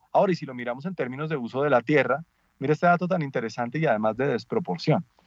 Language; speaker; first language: Spanish; native; Spanish